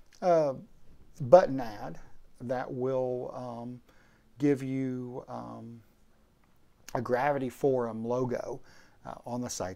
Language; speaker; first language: English; native; English